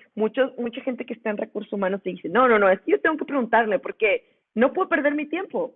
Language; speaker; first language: Spanish; native; Spanish